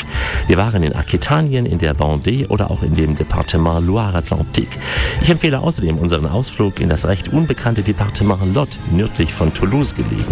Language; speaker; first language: German; native; German